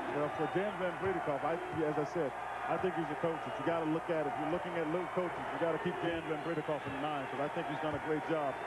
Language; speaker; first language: English; native; English